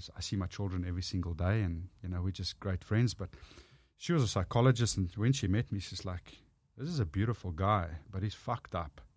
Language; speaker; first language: English; non-native, local second language; Afrikaans